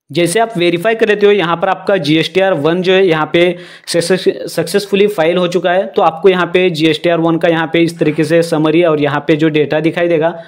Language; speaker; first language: Hindi; non-native, local second language; Marathi